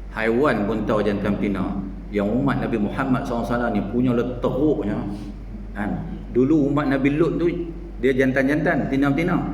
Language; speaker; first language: Malay; native; Malay